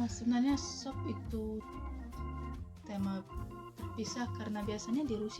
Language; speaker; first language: Indonesian; non-native, fluent; Russian